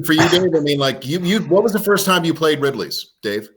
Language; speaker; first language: English; native; English